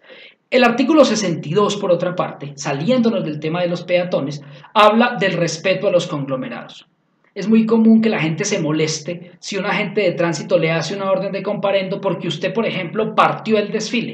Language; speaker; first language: Spanish; native; Spanish